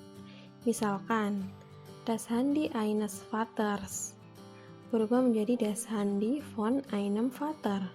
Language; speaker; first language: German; non-native, fluent; Indonesian